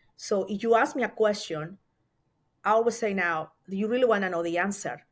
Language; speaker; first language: English; non-native, fluent; Spanish